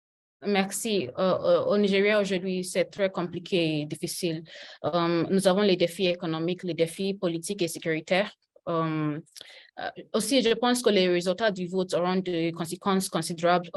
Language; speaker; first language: French; non-native, learner; Yoruba